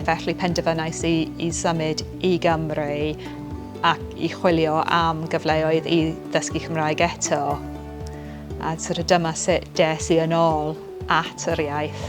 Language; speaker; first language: Welsh; non-native, fluent; English